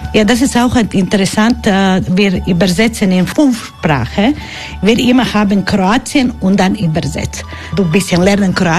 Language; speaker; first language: German; non-native, learner; Croatian